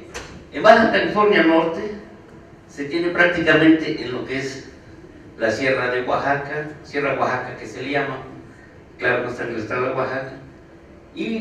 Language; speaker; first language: Spanish; native; Spanish